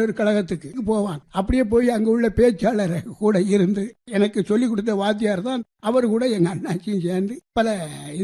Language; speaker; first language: Tamil; native; Tamil